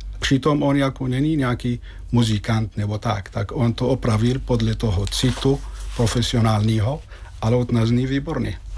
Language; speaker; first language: Czech; non-native, fluent; Arabic